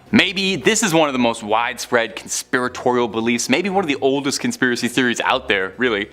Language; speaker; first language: English; native; English